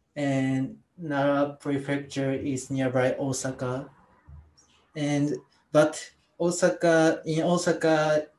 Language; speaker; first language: English; non-native, learner; Japanese